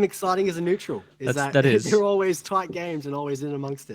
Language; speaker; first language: English; native; English